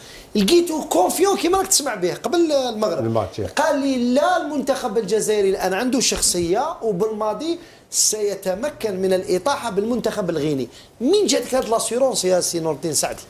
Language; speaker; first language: Arabic; native; Arabic